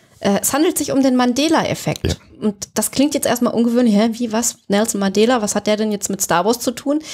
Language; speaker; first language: German; native; German